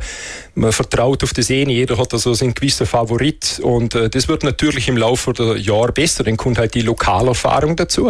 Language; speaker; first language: German; native; German